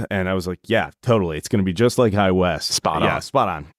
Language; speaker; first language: English; native; English